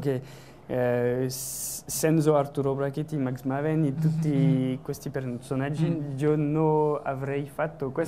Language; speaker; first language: Italian; non-native, learner; French